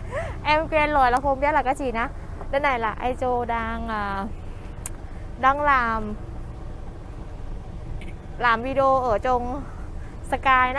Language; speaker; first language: Vietnamese; non-native, learner; Thai